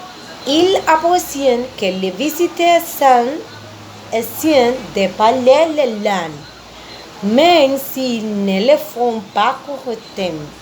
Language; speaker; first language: French; non-native, learner; Spanish